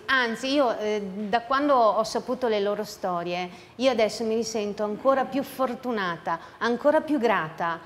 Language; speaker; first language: Italian; native; Italian